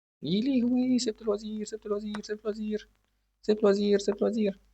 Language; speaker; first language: Arabic; native; Arabic